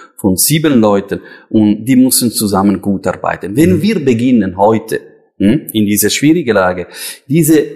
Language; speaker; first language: German; non-native, local second language; Italian